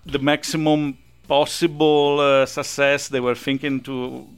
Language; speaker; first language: English; non-native, fluent; Italian